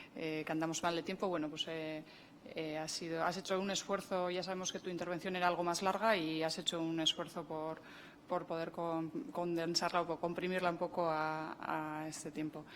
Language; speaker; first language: Spanish; native; Spanish